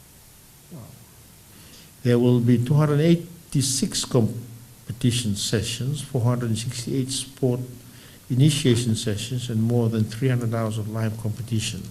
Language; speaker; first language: English; non-native, local second language; Fijian